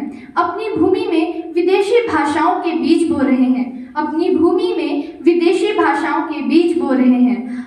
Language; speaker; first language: Hindi; native; Hindi